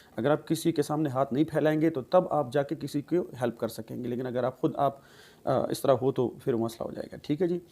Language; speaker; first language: Urdu; non-native, local second language; Pashto